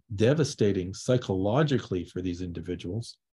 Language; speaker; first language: English; native; English